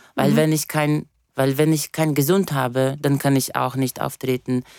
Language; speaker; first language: German; non-native, fluent; Portuguese